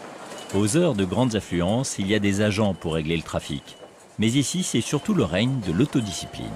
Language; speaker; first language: French; native; French